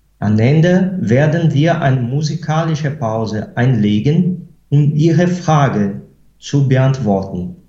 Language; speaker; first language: German; non-native, fluent; Portuguese